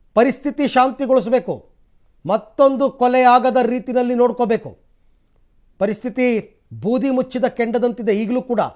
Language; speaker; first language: Kannada; native; Kannada